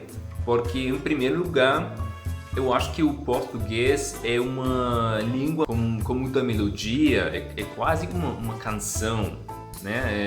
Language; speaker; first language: Portuguese; non-native, fluent; German